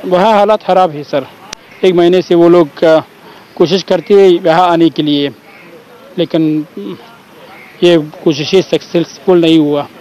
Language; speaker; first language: Hindi; non-native, learner; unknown